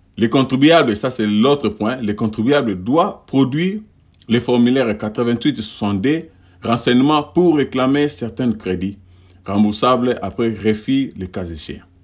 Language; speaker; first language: French; non-native, local second language; Lingala